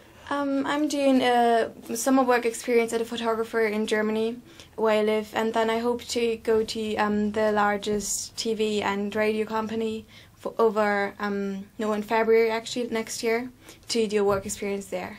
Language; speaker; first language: English; non-native, fluent; German